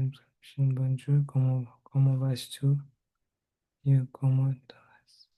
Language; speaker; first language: French; non-native, learner; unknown